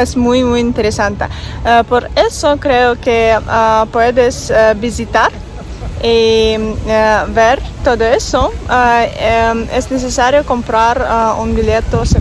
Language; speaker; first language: Spanish; non-native, learner; Russian